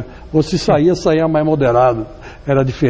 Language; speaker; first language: Portuguese; native; Portuguese